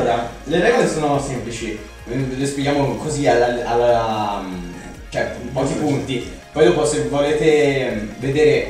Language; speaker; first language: Italian; native; Italian